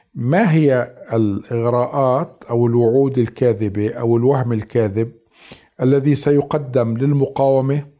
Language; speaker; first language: Arabic; native; Arabic